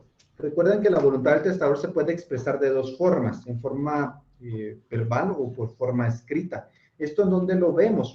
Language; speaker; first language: Spanish; native; Spanish